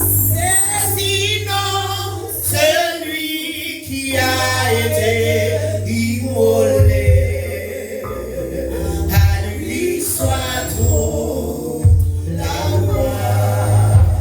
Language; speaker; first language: French; non-native, local second language; Haitian Creole